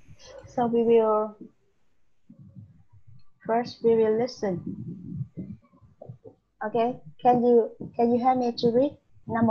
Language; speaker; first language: English; non-native, learner; Vietnamese